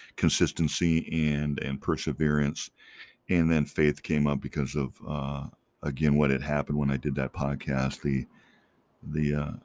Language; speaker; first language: English; native; English